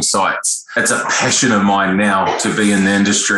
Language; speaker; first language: English; native; English